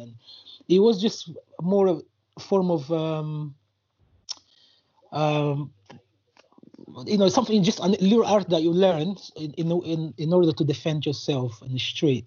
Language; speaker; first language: English; non-native, fluent; Portuguese